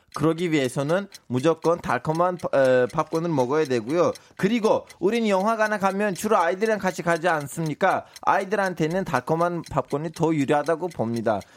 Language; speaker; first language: Korean; non-native, fluent; Turkish